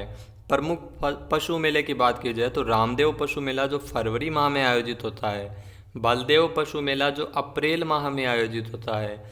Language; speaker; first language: Hindi; native; Hindi